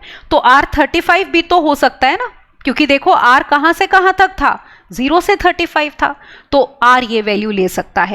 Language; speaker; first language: Hindi; native; Hindi